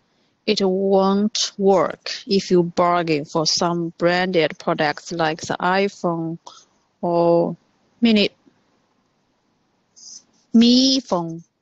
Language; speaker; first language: English; non-native, learner; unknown